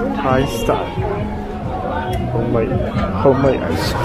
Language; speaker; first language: English; non-native, learner; Burmese